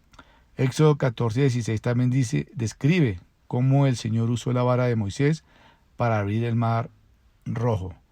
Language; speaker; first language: Spanish; native; Spanish